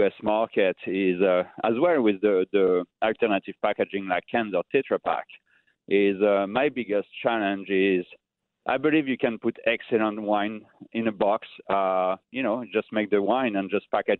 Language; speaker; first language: English; non-native, fluent; French